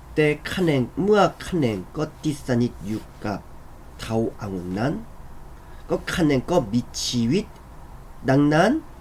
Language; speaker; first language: Thai; non-native, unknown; Korean